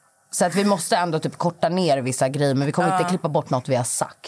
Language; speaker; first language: Swedish; native; Swedish